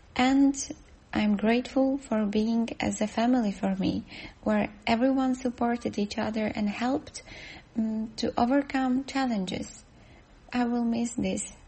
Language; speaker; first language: English; non-native, fluent; Ukrainian